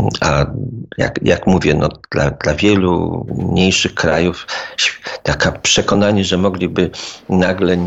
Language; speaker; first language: Polish; native; Polish